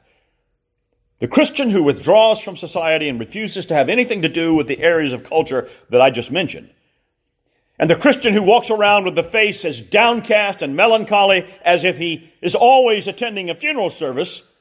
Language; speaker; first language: English; native; English